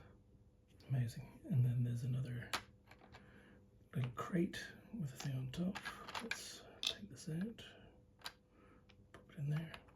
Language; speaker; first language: English; native; English